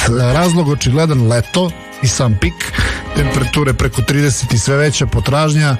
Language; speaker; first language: Serbian; native; Serbian